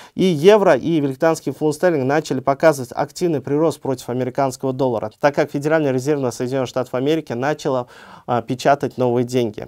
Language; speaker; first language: Russian; non-native, local second language; Uzbek